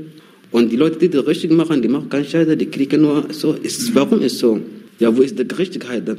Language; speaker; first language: German; non-native, learner; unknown